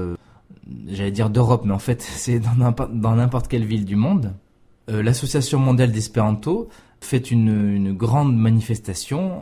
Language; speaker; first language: French; native; French